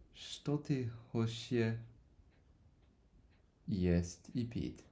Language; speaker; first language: Russian; non-native, learner; English